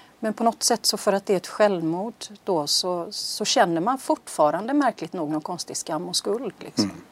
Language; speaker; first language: Swedish; native; Swedish